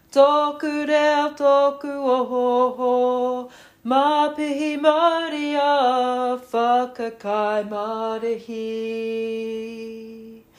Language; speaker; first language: Māori; non-native, local second language; English